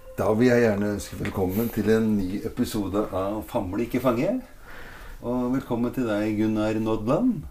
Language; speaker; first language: Norwegian; native; Norwegian